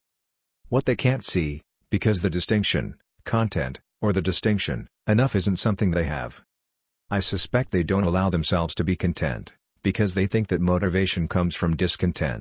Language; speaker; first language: English; non-native, fluent; Hungarian